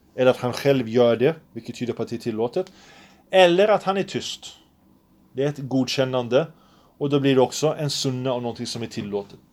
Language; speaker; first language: Swedish; early bilingual, other home language; Arabic